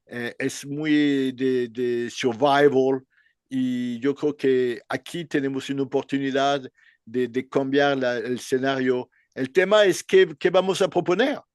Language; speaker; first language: Spanish; non-native, learner; French